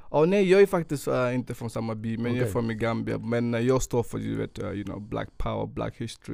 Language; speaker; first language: Swedish; non-native, fluent; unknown